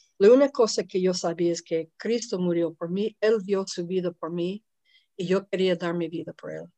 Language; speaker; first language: Spanish; non-native, fluent; English